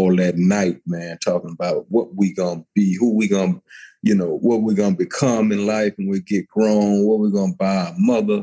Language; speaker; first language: English; native; English